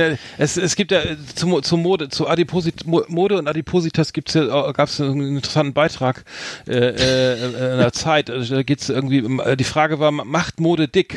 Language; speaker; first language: German; native; German